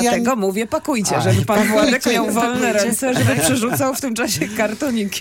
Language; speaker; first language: Polish; native; Polish